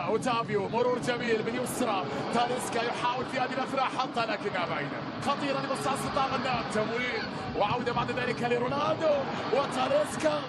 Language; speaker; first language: Arabic; native; Arabic